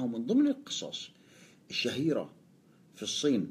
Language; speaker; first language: Arabic; native; Arabic